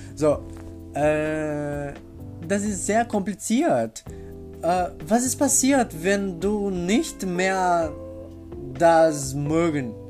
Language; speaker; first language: German; non-native, learner; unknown